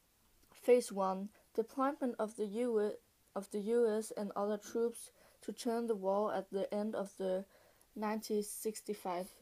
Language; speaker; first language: English; non-native, learner; Danish